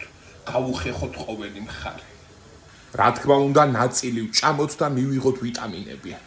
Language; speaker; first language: Georgian; native; Georgian